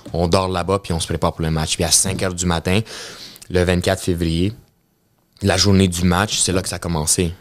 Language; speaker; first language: French; early bilingual, other home language; Russian